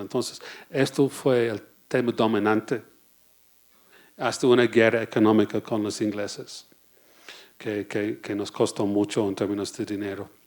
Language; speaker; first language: Spanish; non-native, fluent; English